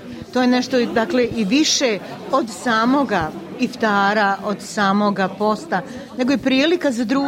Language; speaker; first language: Serbian; native; Serbian